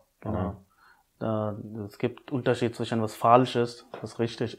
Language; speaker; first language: German; non-native, fluent; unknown